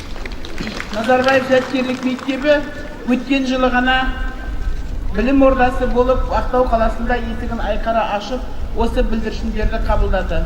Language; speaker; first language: Kazakh; native; Kazakh